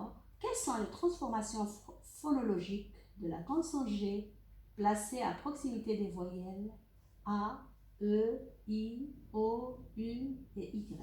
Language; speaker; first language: French; non-native, local second language; Arabic